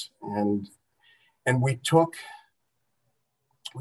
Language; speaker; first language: English; native; English